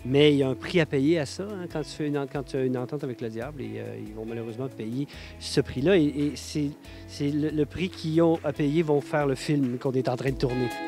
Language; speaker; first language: French; native; French